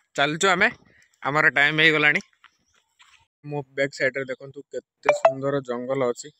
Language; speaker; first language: Odia; native; Odia